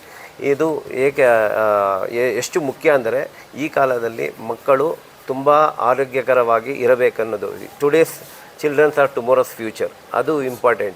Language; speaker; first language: Kannada; native; Kannada